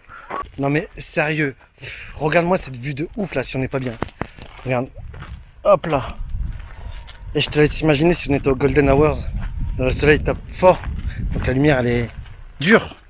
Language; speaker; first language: French; native; French